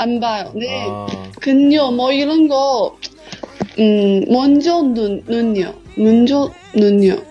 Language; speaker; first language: Korean; non-native, learner; Chinese